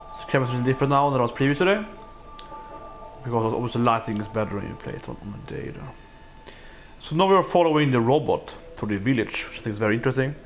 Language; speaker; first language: English; non-native, fluent; Swedish